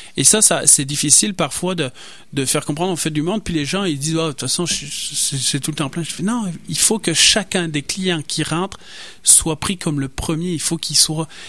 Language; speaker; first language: French; native; French